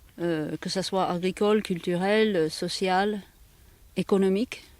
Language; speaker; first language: French; non-native, fluent; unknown